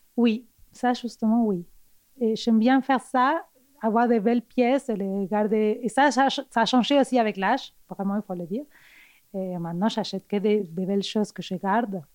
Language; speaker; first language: French; non-native, fluent; Spanish